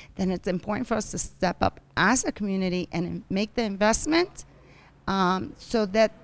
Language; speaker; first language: English; early bilingual, other home language; Spanish